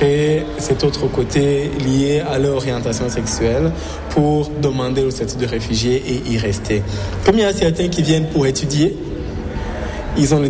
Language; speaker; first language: French; non-native, local second language; Kinyarwanda